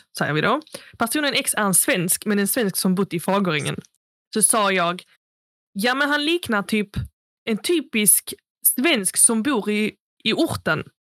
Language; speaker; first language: Swedish; early bilingual, other home language; Arabic